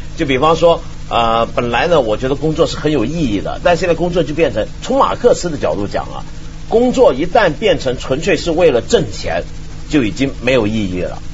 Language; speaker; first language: Chinese; non-native, local second language; Cantonese